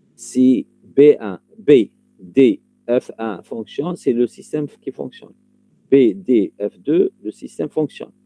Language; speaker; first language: French; non-native, local second language; Arabic